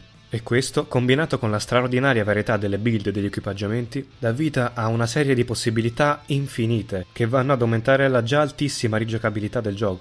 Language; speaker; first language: Italian; native; Italian